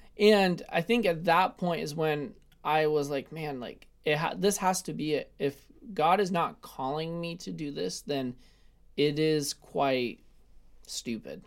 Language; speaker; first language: English; early bilingual, other home language; Russian